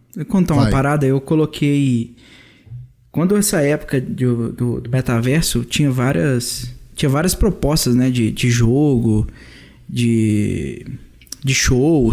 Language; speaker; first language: Portuguese; native; Portuguese